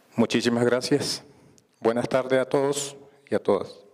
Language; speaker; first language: Spanish; non-native, local second language; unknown